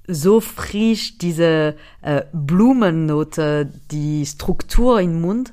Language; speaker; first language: German; non-native, fluent; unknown